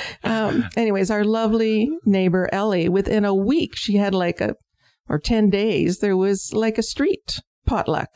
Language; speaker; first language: English; native; English